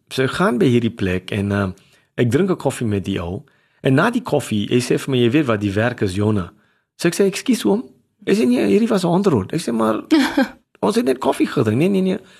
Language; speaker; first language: Afrikaans; non-native, local second language; English